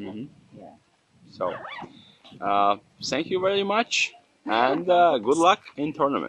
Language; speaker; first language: English; non-native, learner; Latvian